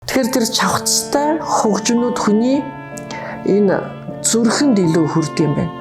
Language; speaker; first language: Mongolian; native; Mongolian